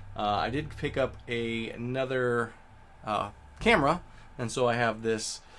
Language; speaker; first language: English; native; English